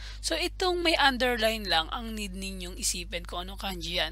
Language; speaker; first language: Filipino; native; Filipino